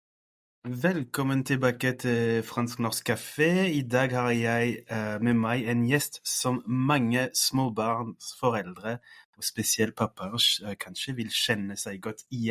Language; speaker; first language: Norwegian; non-native, fluent; French